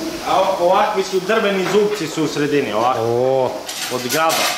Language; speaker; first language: Serbian; native; Serbian